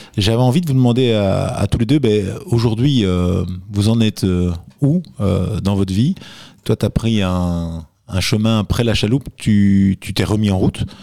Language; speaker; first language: French; native; French